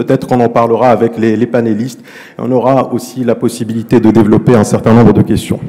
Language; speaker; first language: French; non-native, local second language; Arabic